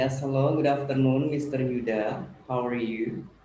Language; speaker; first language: English; non-native, learner; Indonesian